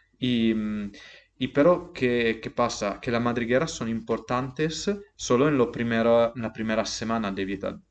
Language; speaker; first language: Spanish; non-native, fluent; Italian